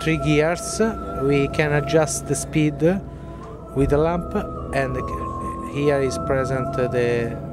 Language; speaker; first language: English; non-native, learner; Italian